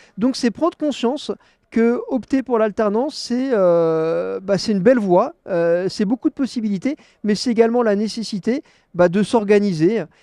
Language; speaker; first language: French; native; French